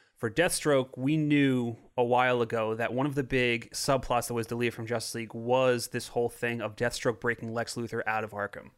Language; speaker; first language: English; native; English